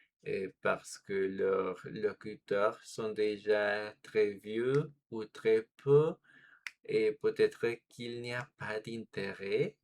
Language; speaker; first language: French; non-native, fluent; Spanish